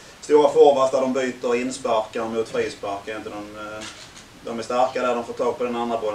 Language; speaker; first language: Swedish; native; Swedish